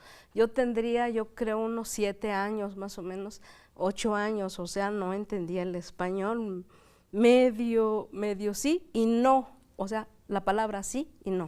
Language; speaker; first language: Spanish; non-native, local second language; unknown